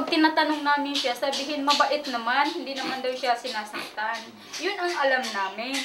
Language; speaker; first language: Filipino; native; Filipino